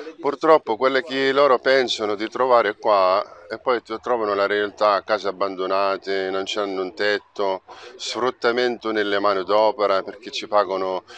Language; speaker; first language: Italian; non-native, fluent; Arabic